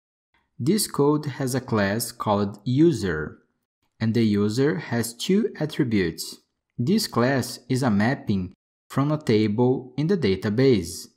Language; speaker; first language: English; non-native, fluent; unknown